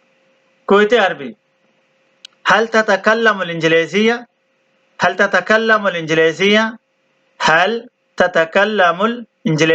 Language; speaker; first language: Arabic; non-native, fluent; Bangla